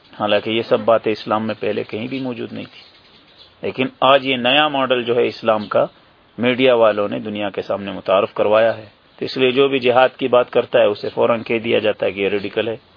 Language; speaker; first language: Urdu; native; Urdu